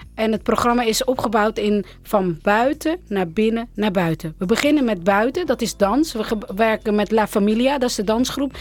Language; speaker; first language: Dutch; early bilingual, other home language; Central Kurdish